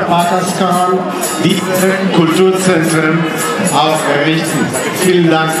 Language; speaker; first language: German; non-native, fluent; Korean